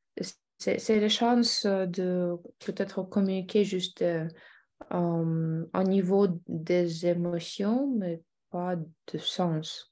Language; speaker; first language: French; non-native, fluent; Russian